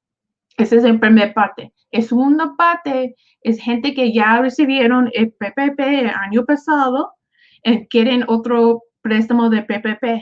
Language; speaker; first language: Spanish; early bilingual, other home language; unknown